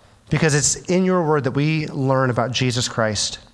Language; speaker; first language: English; early bilingual, other home language; Chinese